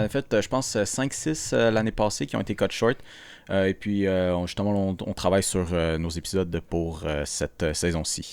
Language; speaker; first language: French; native; French